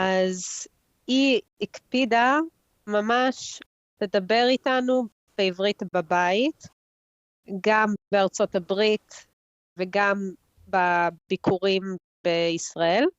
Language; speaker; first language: Hebrew; early bilingual, heritage; Hebrew